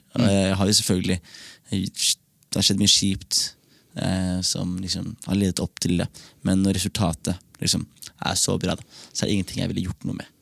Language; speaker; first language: Norwegian; early bilingual, other home language; Somali